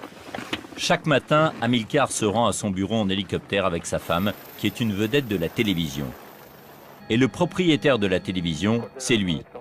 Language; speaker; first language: French; native; French